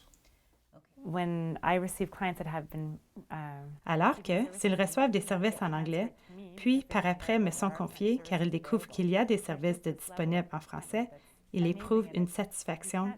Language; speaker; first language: French; native; French